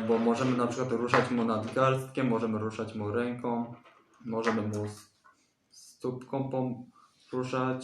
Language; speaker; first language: Polish; native; Polish